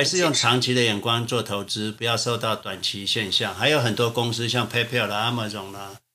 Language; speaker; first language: Chinese; native; Chinese